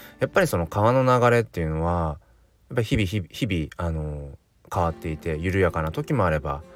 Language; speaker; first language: Japanese; native; Japanese